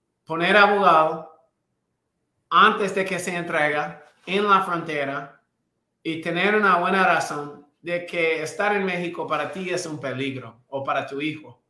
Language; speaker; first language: Spanish; non-native, fluent; English